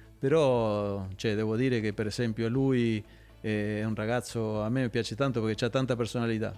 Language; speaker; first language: Italian; non-native, fluent; Spanish